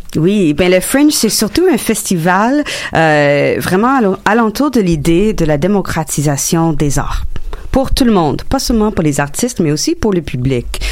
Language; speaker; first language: French; non-native, local second language; English